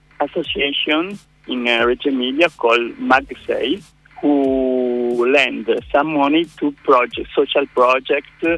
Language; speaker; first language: English; non-native, learner; Italian